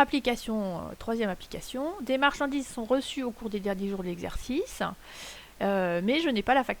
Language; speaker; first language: French; native; French